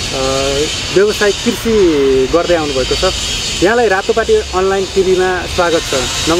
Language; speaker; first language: Nepali; native; Nepali